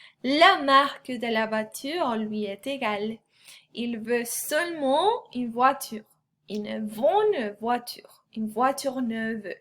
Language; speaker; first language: French; non-native, fluent; Spanish